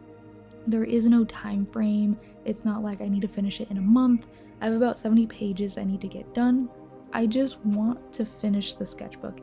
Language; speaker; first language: English; native; English